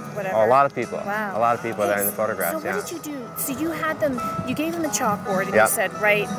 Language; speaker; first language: English; native; English